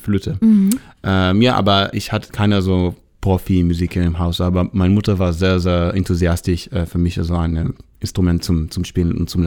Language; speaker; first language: German; non-native, learner; Hebrew